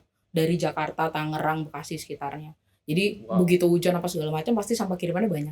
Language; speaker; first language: Indonesian; native; Indonesian